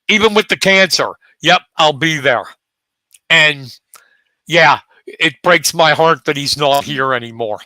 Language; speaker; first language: English; native; English